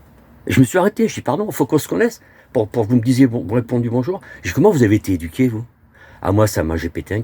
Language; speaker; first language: French; native; French